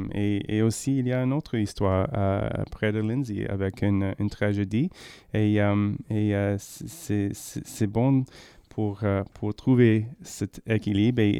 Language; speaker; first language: French; non-native, learner; English